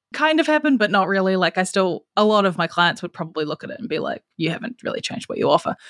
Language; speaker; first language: English; native; English